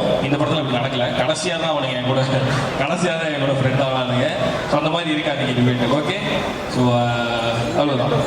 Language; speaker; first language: Tamil; native; Tamil